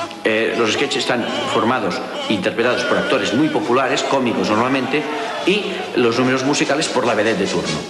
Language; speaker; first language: Spanish; native; Spanish